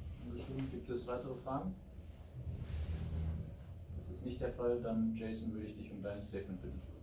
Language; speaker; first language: German; native; German